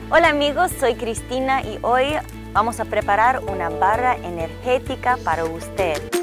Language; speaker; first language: Spanish; non-native, fluent; English